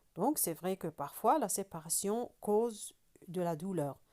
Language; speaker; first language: French; non-native, local second language; Arabic